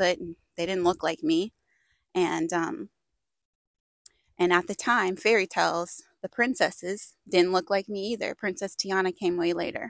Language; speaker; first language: English; native; English